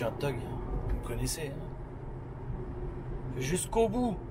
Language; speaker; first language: French; native; French